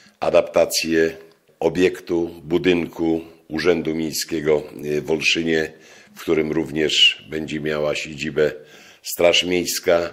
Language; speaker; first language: Polish; native; Polish